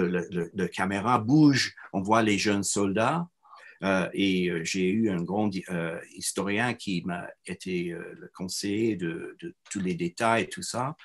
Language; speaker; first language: French; non-native, fluent; English